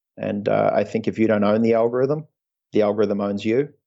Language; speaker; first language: English; native; English